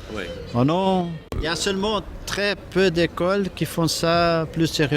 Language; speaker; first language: French; non-native, fluent; Portuguese